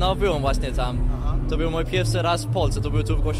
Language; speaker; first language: Polish; non-native, learner; Danish